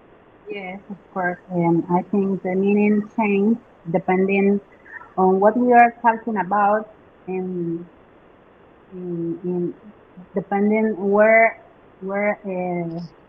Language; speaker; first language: English; non-native, fluent; Spanish